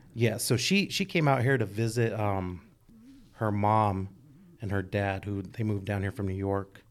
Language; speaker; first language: English; early bilingual, other home language; Spanish